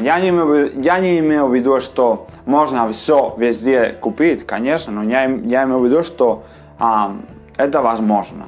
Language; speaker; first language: Russian; non-native, fluent; Spanish